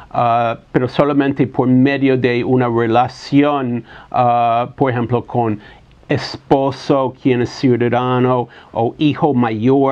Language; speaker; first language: Spanish; non-native, fluent; English